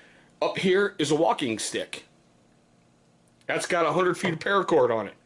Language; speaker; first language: English; native; English